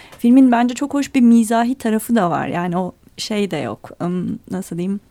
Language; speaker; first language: Turkish; native; Turkish